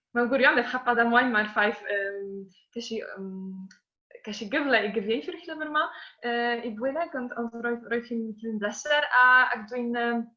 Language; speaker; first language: Welsh; non-native, fluent; Polish